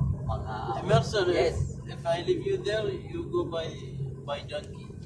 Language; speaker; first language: English; non-native, learner; Arabic